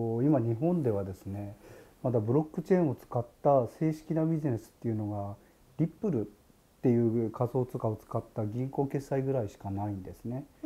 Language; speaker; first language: Japanese; native; Japanese